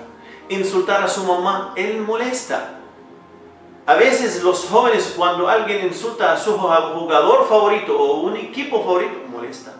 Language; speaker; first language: Spanish; non-native, fluent; Arabic